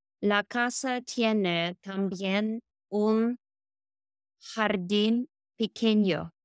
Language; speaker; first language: Spanish; non-native, learner; English